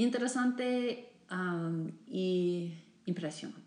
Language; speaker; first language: Spanish; non-native, fluent; English